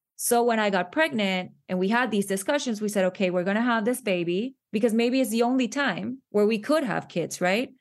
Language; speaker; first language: English; non-native, fluent; Spanish